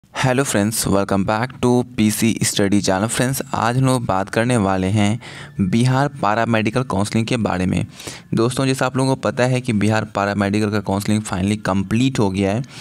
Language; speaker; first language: Hindi; native; Hindi